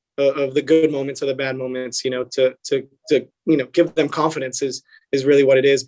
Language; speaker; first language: English; early bilingual, other home language; Spanish